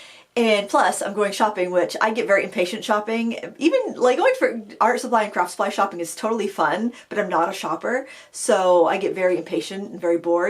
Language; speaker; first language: English; native; English